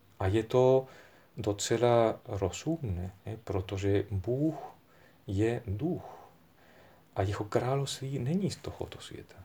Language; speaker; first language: Czech; non-native, fluent; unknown